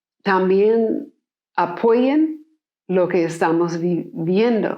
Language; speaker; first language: Spanish; non-native, fluent; English